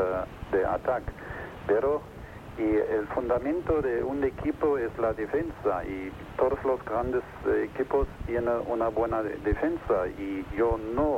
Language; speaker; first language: Spanish; non-native, fluent; German